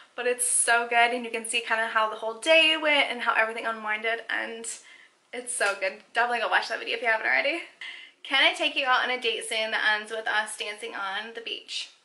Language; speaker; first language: English; native; English